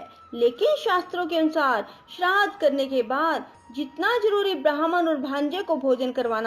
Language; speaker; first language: Hindi; native; Hindi